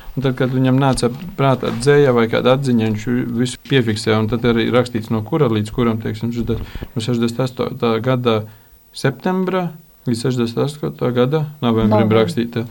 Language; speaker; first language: Latvian; native; Latvian